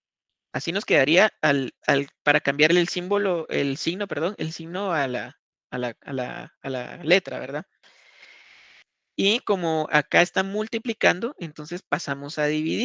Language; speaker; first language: Spanish; native; Spanish